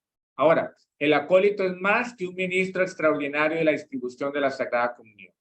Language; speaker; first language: Spanish; native; Spanish